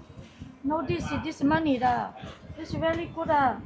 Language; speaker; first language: English; non-native, learner; Chinese